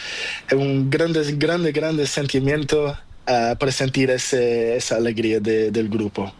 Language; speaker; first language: Spanish; non-native, learner; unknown